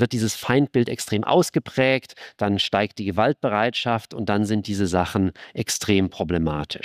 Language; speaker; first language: German; native; German